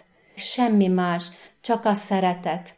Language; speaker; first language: Hungarian; non-native, fluent; Arabic